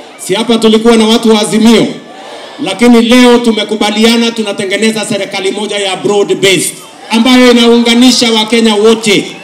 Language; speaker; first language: Swahili; non-native, local second language; Kalenjin